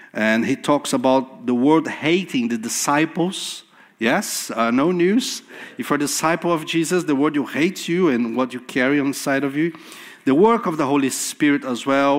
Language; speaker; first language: English; non-native, fluent; Portuguese